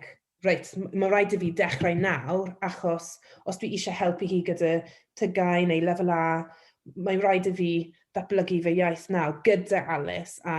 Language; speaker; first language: Welsh; non-native, local second language; English